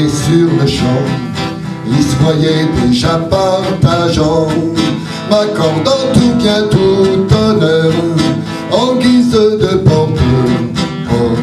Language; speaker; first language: French; native; French